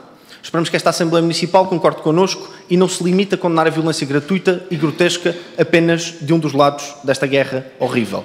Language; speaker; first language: Portuguese; native; Portuguese